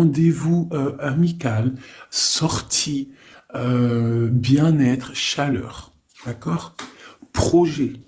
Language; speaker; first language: French; native; French